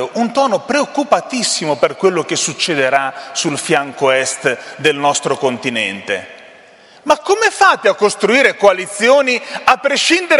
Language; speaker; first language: Italian; native; Italian